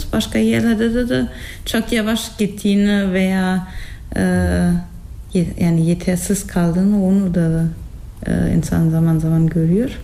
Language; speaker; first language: Turkish; non-native, fluent; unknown